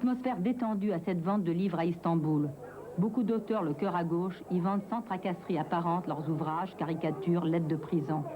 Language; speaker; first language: French; native; French